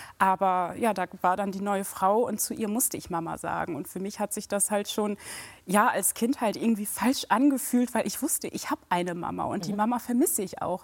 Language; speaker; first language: German; early bilingual, other home language; Dyula